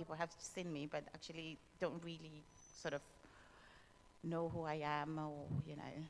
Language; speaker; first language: English; non-native, local second language; Shona